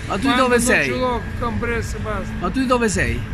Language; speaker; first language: Italian; non-native, fluent; Spanish